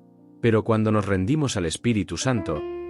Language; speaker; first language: Spanish; native; Spanish